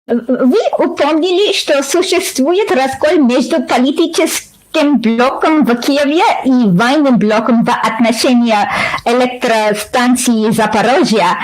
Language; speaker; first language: Russian; non-native, learner; English